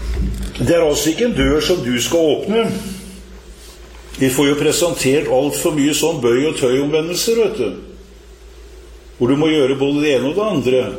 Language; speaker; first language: Norwegian; native; Norwegian